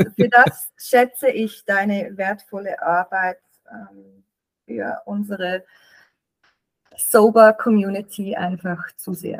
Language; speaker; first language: German; native; German